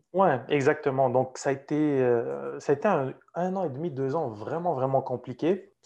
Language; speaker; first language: French; non-native, local second language; Arabic